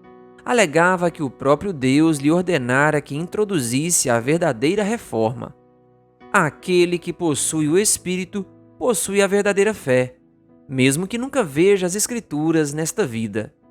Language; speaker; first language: Portuguese; native; Portuguese